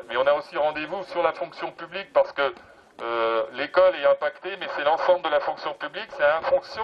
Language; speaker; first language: French; native; French